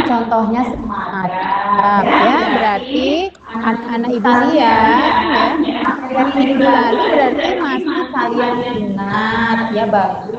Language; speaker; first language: Indonesian; native; Indonesian